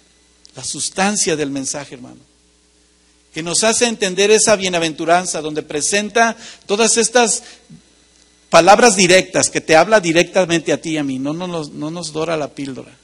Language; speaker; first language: Spanish; native; Spanish